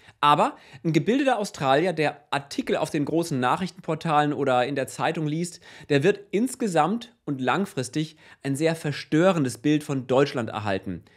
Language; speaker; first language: German; native; German